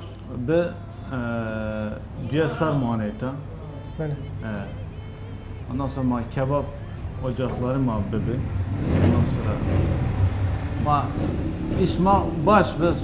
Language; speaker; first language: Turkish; non-native, local second language; Kurdish